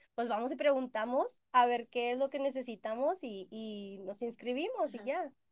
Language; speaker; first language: Spanish; native; Spanish